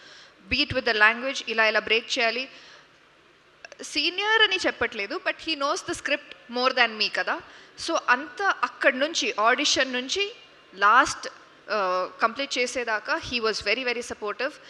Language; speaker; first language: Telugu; non-native, local second language; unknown